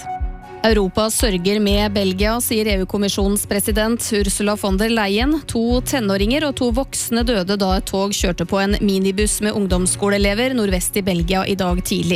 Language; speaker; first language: Norwegian; native; Norwegian